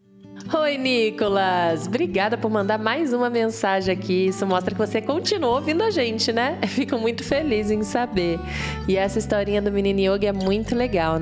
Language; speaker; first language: Portuguese; native; Portuguese